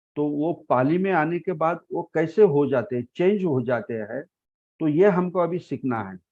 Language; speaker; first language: Hindi; non-native, local second language; Marathi